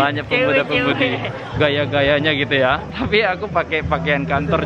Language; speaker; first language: Indonesian; native; Indonesian